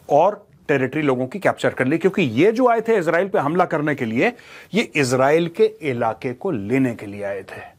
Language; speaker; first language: Hindi; native; Hindi